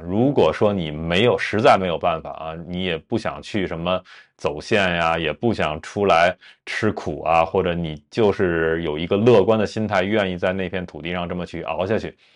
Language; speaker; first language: Chinese; native; Chinese